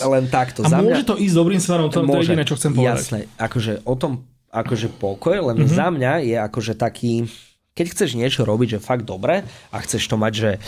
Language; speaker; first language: Slovak; native; Slovak